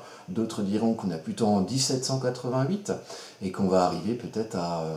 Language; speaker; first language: French; native; French